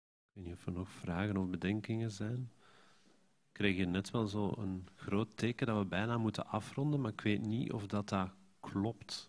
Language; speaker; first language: Dutch; native; Dutch